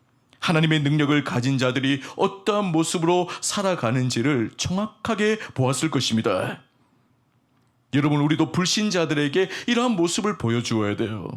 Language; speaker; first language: Korean; native; Korean